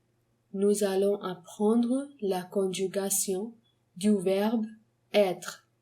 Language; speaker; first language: French; non-native, fluent; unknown